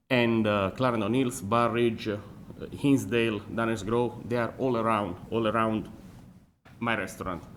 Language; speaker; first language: English; non-native, fluent; Italian